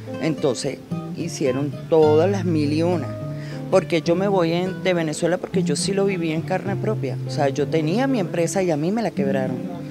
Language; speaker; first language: Spanish; native; Spanish